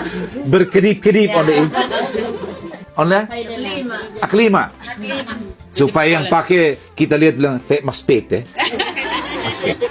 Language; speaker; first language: Indonesian; non-native, local second language; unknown